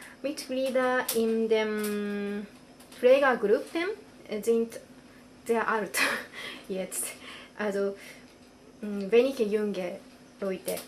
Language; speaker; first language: German; non-native, learner; Japanese